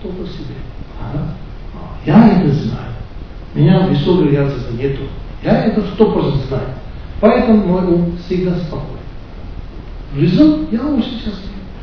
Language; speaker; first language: Russian; non-native, learner; Tibetan